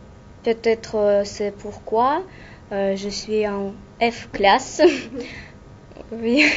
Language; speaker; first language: French; non-native, learner; Russian